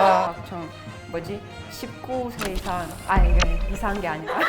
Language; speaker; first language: Korean; non-native, fluent; Russian